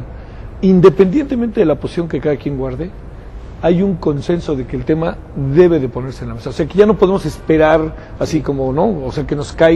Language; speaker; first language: Spanish; native; Spanish